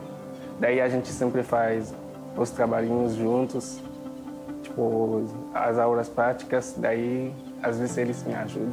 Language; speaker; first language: Portuguese; non-native, fluent; Haitian Creole